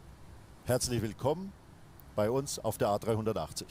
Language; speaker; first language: German; native; German